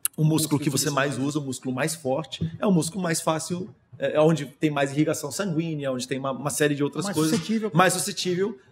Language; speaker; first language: Portuguese; non-native, fluent; German